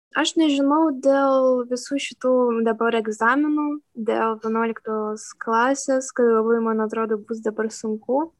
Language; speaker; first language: Lithuanian; non-native, local second language; Russian